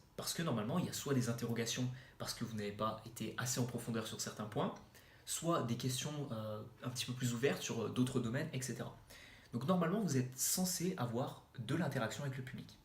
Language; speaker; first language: French; native; French